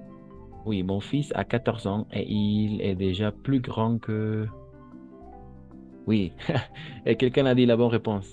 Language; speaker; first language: French; non-native, fluent; Spanish